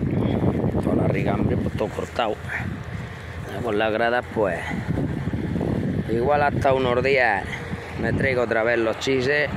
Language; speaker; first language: Spanish; native; Spanish